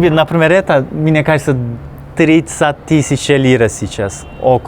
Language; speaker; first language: Russian; non-native, fluent; Turkish